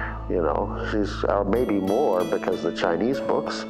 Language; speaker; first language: English; native; English